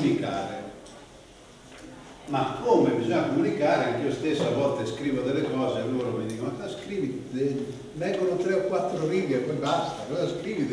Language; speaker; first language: Italian; native; Italian